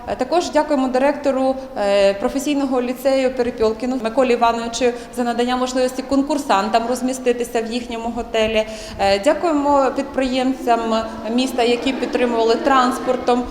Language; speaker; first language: Ukrainian; native; Ukrainian